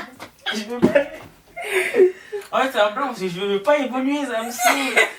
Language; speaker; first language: French; native; French